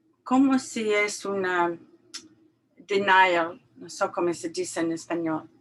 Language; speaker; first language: Spanish; non-native, learner; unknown